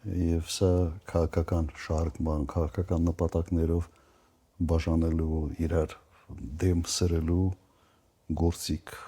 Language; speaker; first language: Armenian; native; Armenian